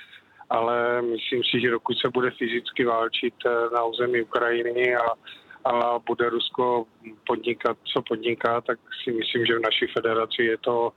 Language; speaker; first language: Czech; native; Czech